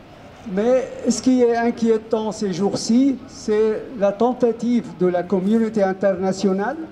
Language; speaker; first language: French; non-native, fluent; Arabic